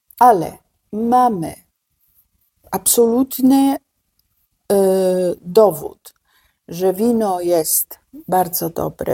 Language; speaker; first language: Polish; non-native, fluent; Italian